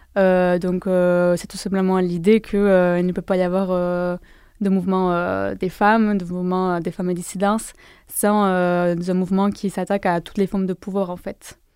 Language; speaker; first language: French; non-native, fluent; Spanish